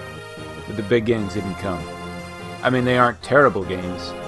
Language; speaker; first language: English; native; English